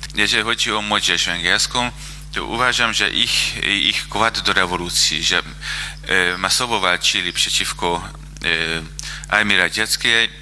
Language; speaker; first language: Polish; non-native, fluent; Hungarian